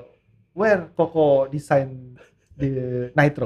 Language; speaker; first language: English; non-native, learner; Indonesian